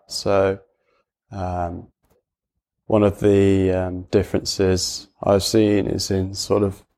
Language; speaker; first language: English; native; English